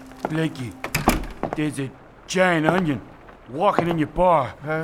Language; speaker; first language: English; native; English